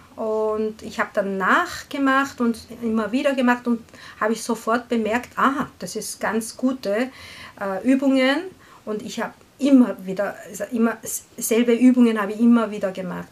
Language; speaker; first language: German; non-native, learner; Korean